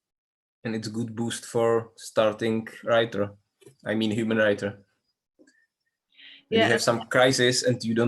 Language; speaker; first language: English; non-native, learner; Czech